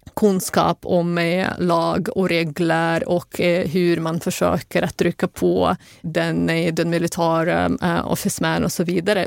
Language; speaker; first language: Swedish; non-native, fluent; Russian